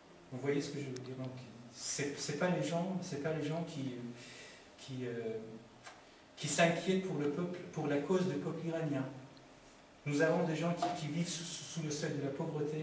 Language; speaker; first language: French; non-native, fluent; Persian